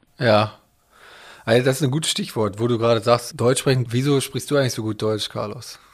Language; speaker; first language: German; native; German